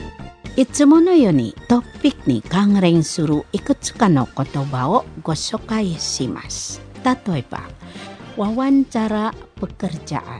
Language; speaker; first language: Japanese; non-native, fluent; Indonesian